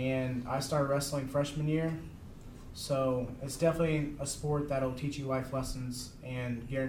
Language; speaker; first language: English; native; English